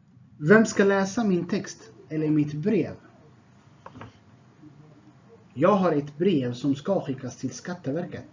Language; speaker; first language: Swedish; non-native, fluent; Tigrinya